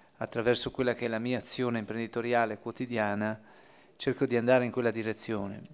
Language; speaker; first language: Italian; native; Italian